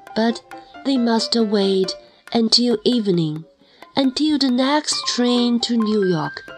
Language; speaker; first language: English; non-native, fluent; Chinese